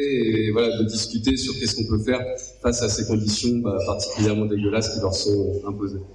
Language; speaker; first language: French; native; French